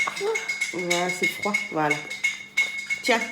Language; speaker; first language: French; native; French